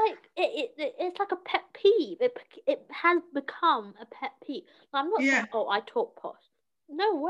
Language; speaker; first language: English; early bilingual, other home language; Cantonese